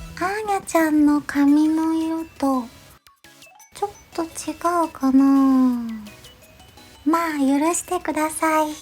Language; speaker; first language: Japanese; native; Japanese